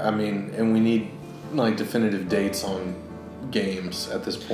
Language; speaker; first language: English; native; English